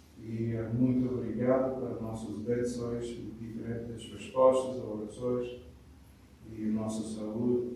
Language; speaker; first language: Portuguese; non-native, learner; English